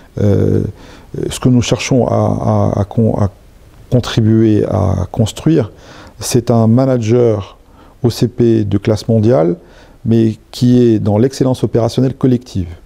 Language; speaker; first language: French; non-native, local second language; Arabic